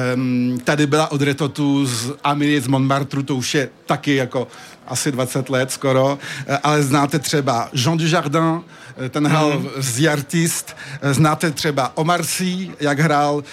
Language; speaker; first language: Czech; early bilingual, heritage; French